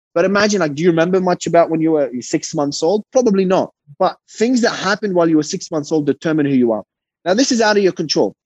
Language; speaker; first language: English; early bilingual, other home language; Arabic